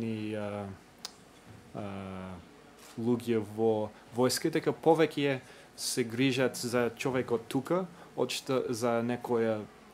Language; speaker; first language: Macedonian; non-native, fluent; English